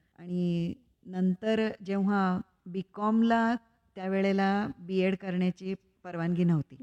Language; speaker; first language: Marathi; non-native, local second language; Kannada